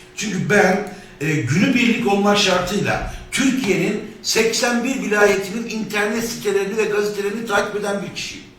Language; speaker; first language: Turkish; native; Turkish